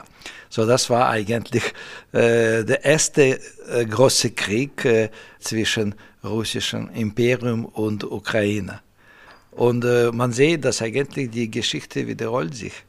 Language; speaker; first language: German; non-native, fluent; Russian